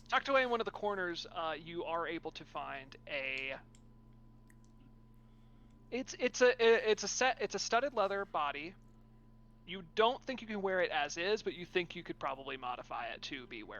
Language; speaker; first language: English; native; English